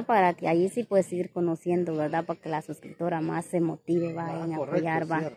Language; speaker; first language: Spanish; native; Spanish